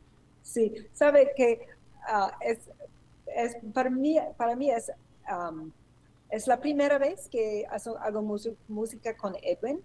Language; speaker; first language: Spanish; non-native, fluent; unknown